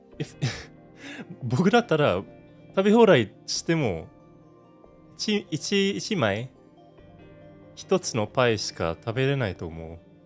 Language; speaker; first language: Japanese; non-native, learner; English